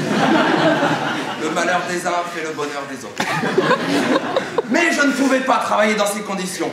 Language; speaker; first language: French; native; French